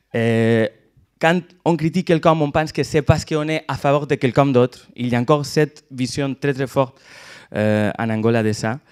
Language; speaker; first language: French; non-native, fluent; Catalan